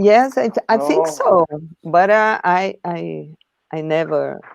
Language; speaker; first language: English; non-native, learner; Portuguese